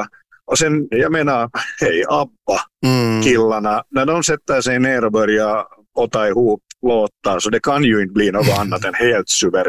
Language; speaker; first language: Swedish; native; Swedish